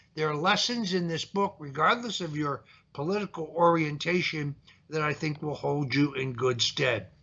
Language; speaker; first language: English; early bilingual, other home language; Italian